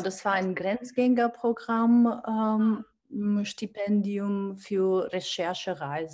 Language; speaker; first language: German; non-native, fluent; Georgian